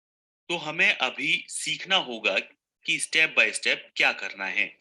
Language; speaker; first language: Hindi; non-native, local second language; Odia